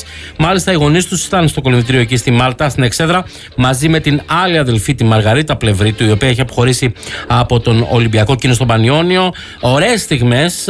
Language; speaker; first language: Greek; native; Greek